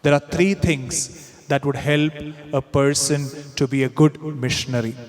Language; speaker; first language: English; non-native, local second language; Malayalam